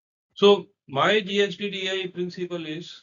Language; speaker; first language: English; non-native, local second language; Hindi